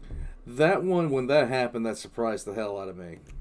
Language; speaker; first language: English; native; English